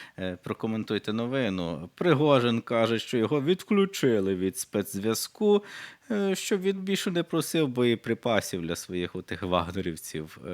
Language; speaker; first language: Ukrainian; native; Ukrainian